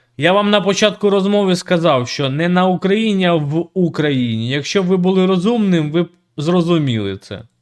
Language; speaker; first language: Ukrainian; native; Ukrainian